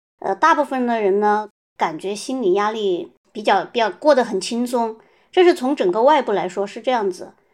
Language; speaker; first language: Chinese; native; Chinese